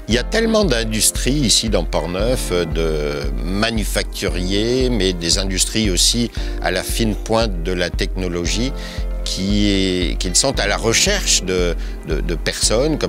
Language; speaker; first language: French; native; French